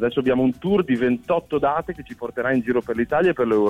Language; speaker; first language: Italian; native; Italian